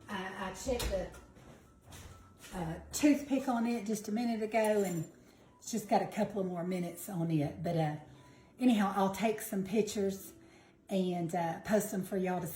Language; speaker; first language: English; native; English